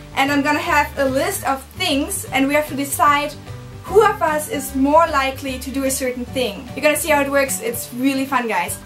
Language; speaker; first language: English; non-native, fluent; German